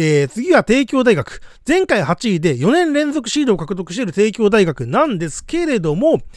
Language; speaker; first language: Japanese; native; Japanese